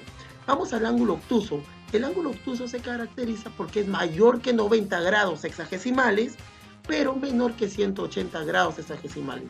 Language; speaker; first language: Spanish; native; Spanish